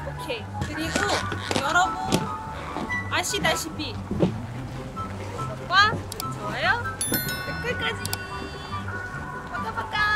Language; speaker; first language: Korean; non-native, learner; Russian